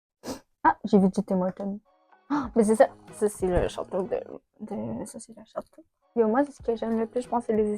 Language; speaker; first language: French; native; French